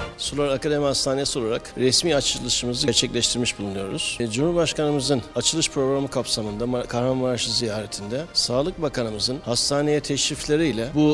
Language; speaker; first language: Turkish; native; Turkish